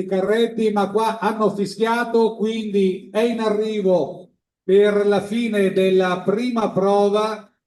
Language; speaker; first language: Italian; native; Italian